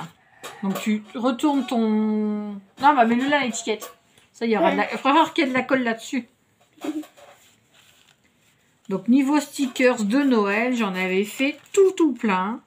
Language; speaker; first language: French; native; French